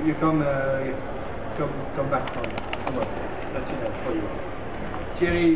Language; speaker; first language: English; non-native, learner; French